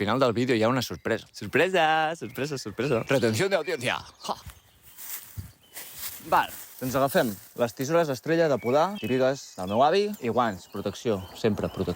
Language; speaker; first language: Catalan; native; Catalan